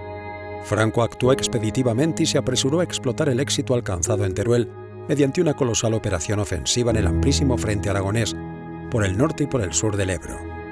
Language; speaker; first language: Spanish; native; Spanish